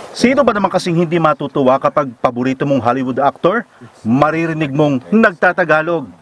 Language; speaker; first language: Filipino; native; Filipino